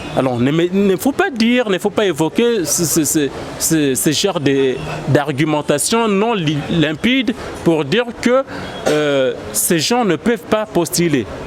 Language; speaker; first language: French; non-native, local second language; Lingala